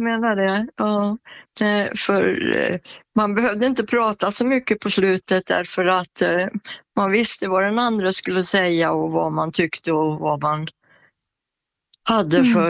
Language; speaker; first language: Swedish; native; Swedish